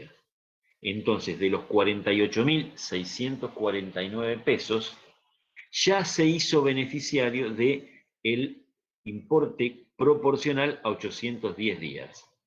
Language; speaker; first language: Spanish; native; Spanish